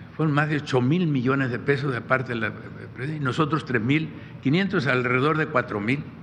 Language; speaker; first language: Spanish; native; Spanish